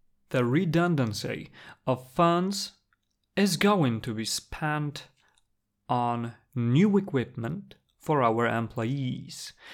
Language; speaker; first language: English; non-native, fluent; Polish